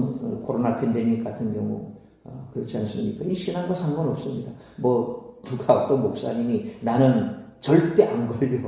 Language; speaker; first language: Korean; native; Korean